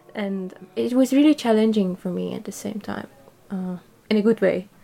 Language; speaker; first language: English; non-native, fluent; Persian